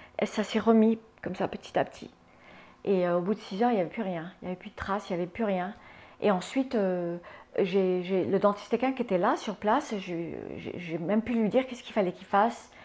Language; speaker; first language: French; early bilingual, other home language; English